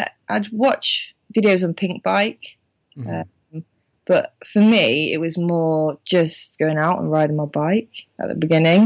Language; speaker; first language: English; native; English